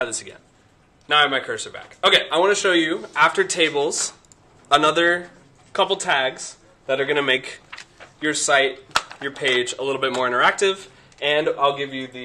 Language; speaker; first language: English; native; English